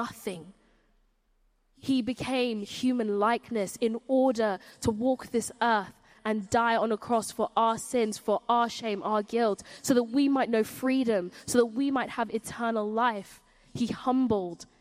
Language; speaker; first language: English; native; English